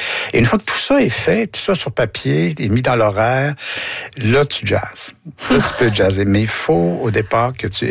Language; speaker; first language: French; native; French